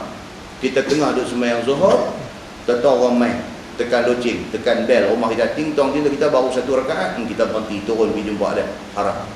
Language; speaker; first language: Malay; native; Malay